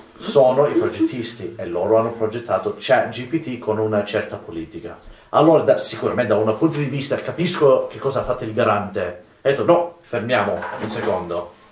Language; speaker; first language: Italian; non-native, fluent; English